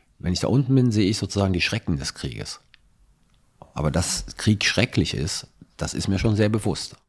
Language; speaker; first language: German; early bilingual, other home language; Italian